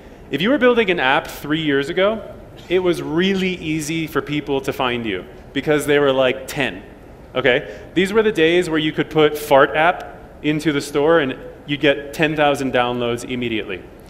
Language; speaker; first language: English; native; English